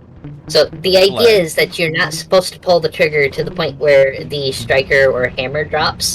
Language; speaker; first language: English; native; English